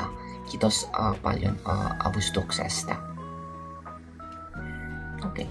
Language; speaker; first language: Finnish; non-native, learner; Filipino